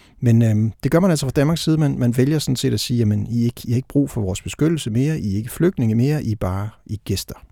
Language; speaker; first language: Danish; native; Danish